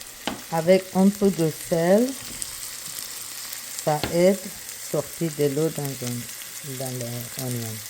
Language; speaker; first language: French; non-native, learner; Persian